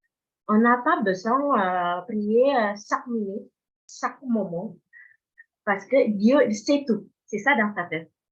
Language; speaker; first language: French; non-native, fluent; Indonesian